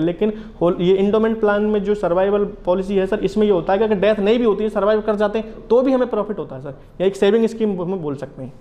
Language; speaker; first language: Hindi; native; Hindi